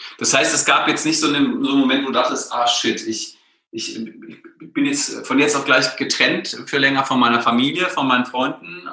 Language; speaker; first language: German; native; German